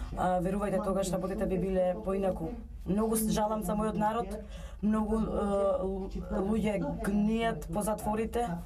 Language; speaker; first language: Macedonian; non-native, local second language; Albanian